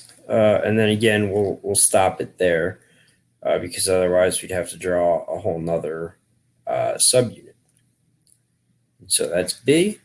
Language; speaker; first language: English; native; English